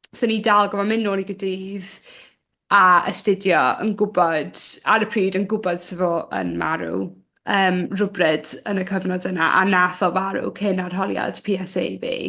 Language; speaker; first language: Welsh; native; Welsh